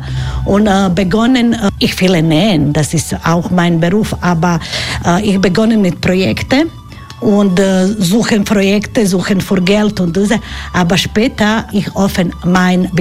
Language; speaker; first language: German; non-native, learner; Croatian